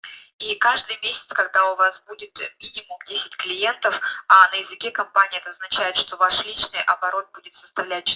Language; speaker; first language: Russian; native; Russian